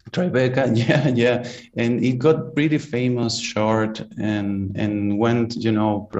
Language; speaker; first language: English; non-native, fluent; Spanish